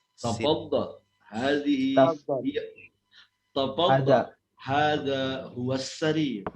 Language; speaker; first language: Arabic; non-native, fluent; Indonesian